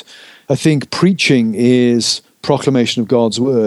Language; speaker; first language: English; native; English